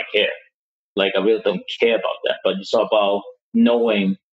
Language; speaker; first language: English; non-native, local second language; Cantonese